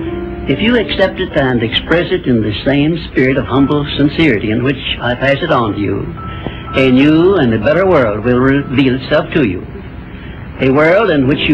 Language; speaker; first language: English; native; English